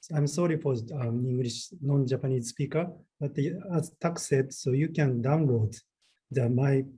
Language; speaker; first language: English; non-native, learner; Japanese